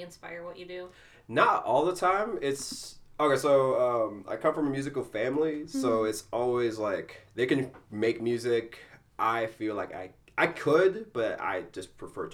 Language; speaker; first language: English; early bilingual, other home language; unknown